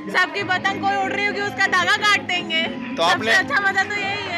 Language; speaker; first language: Hindi; non-native, local second language; Gujarati